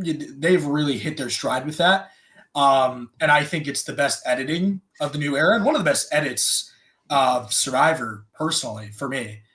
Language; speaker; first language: English; native; English